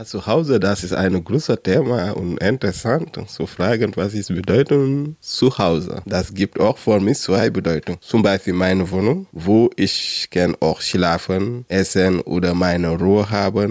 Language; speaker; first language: German; non-native, learner; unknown